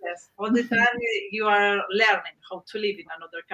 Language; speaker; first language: English; non-native, learner; Spanish